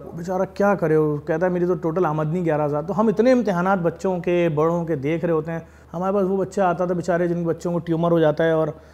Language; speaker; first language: Urdu; native; Urdu